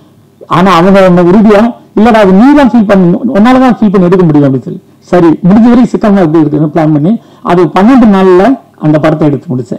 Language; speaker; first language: Tamil; native; Tamil